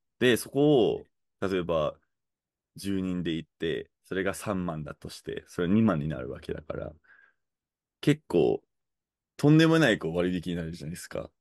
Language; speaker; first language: Japanese; non-native, fluent; English